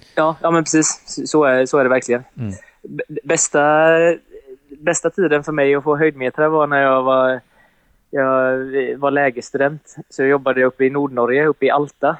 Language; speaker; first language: Swedish; native; Swedish